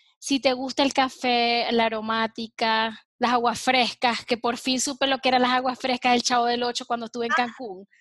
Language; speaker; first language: Spanish; native; Spanish